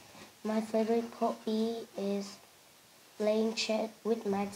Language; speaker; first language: English; non-native, learner; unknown